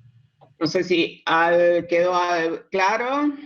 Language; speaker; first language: Spanish; native; Spanish